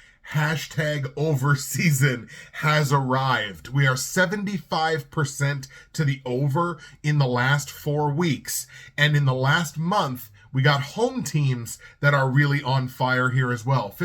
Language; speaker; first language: English; native; English